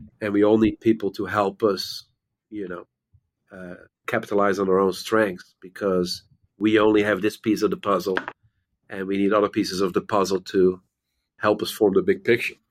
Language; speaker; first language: English; non-native, fluent; Dutch